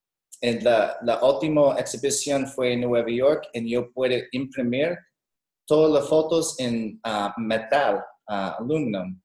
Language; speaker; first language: Spanish; non-native, learner; English